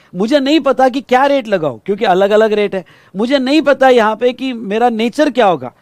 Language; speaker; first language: Hindi; non-native, local second language; Marathi